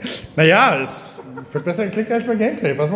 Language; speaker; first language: German; native; German